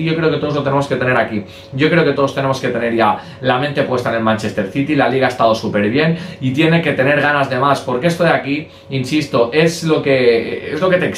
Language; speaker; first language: Spanish; native; Spanish